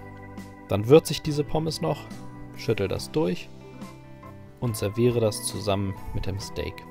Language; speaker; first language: German; native; German